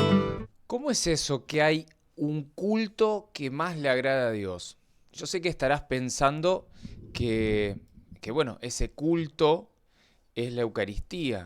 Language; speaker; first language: Spanish; native; Spanish